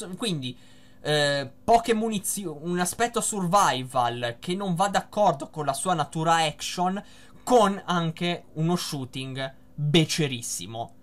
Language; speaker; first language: Italian; native; Italian